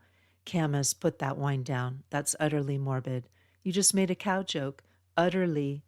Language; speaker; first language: English; native; English